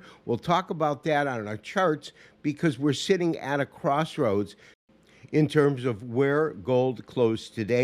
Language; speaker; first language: English; native; English